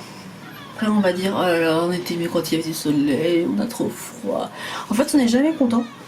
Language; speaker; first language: French; native; French